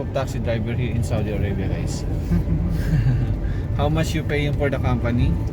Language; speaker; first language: English; non-native, local second language; Filipino